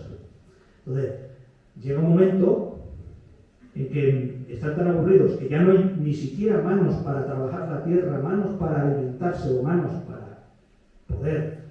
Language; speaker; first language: Spanish; native; Spanish